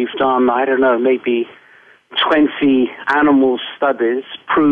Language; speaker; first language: English; native; English